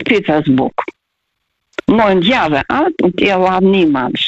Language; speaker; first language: German; non-native, fluent; Russian